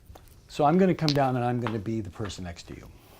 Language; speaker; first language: English; native; English